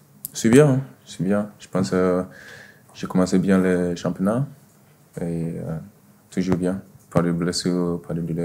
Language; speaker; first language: French; non-native, fluent; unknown